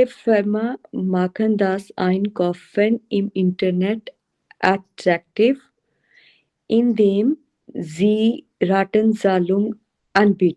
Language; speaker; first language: German; non-native, learner; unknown